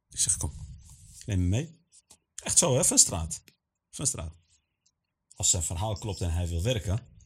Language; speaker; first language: Dutch; early bilingual, other home language; Arabic